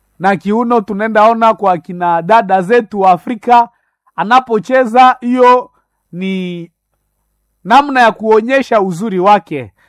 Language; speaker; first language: Swahili; non-native, local second language; Nande